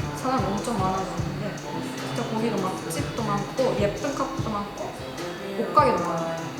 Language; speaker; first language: Korean; non-native, learner; Japanese